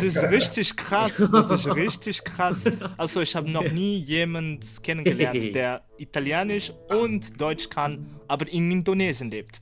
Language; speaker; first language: German; non-native, fluent; Portuguese